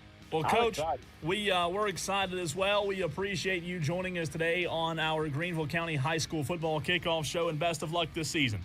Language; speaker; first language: English; native; English